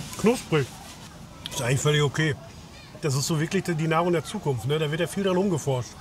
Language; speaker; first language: German; native; German